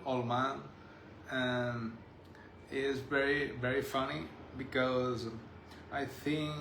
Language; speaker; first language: English; non-native, learner; Spanish